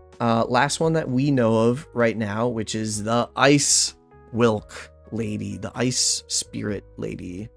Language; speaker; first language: English; native; English